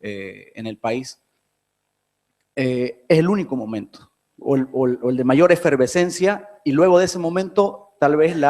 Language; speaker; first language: Spanish; native; Spanish